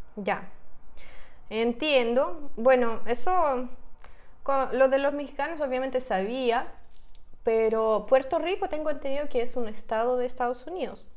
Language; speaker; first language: Spanish; non-native, fluent; Russian